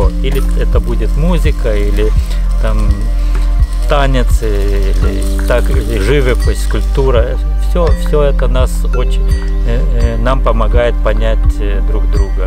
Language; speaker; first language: Russian; non-native, fluent; Lithuanian